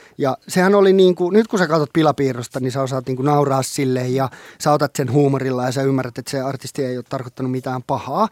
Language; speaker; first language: Finnish; non-native, local second language; Swedish